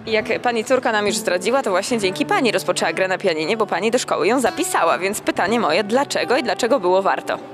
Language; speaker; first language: Polish; native; Polish